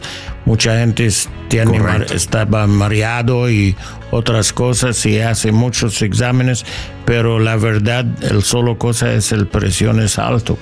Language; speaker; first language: Spanish; non-native, learner; English